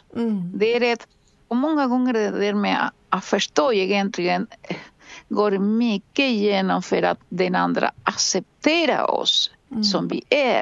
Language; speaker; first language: Swedish; non-native, fluent; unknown